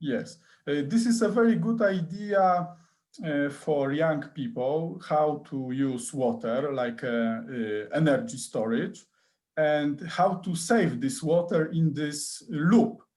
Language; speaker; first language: English; non-native, learner; Polish